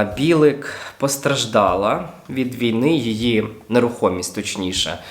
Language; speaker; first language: Ukrainian; non-native, local second language; Russian